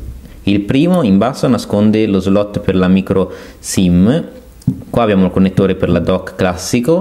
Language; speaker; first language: Italian; native; Italian